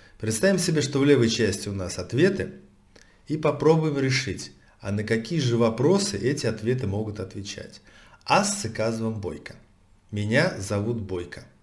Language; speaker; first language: Russian; native; Russian